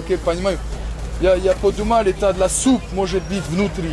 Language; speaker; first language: Russian; non-native, learner; French